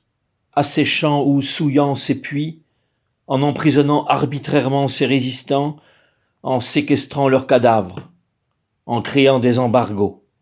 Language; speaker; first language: French; native; French